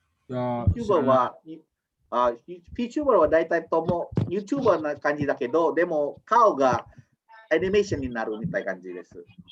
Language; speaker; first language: Japanese; non-native, learner; Indonesian